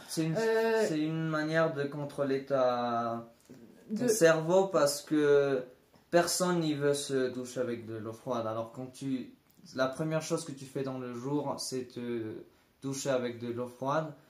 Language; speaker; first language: French; non-native, learner; Spanish